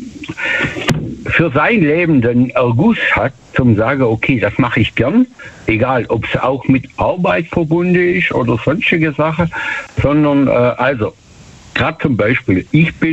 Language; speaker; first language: German; native; German